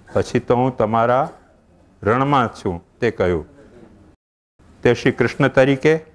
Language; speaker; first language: Hindi; native; Hindi